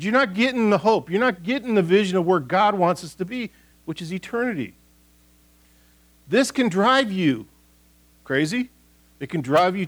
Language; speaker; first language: English; native; English